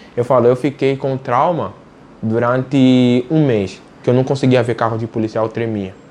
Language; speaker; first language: Portuguese; native; Portuguese